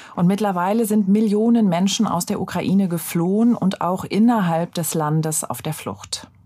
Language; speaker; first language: German; native; German